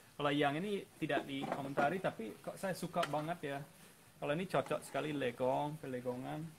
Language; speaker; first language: Indonesian; non-native, fluent; English